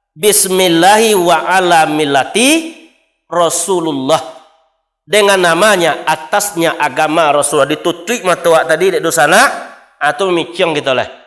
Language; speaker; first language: Malay; non-native, local second language; Minangkabau